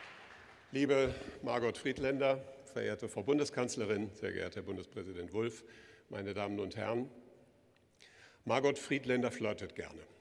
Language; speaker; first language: German; native; German